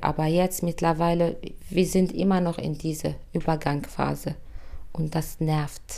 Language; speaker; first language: German; non-native, fluent; Arabic